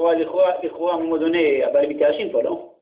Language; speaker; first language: Hebrew; non-native, fluent; French